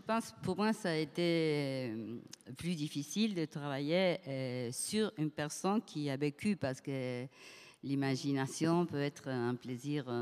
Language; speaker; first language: French; non-native, fluent; Spanish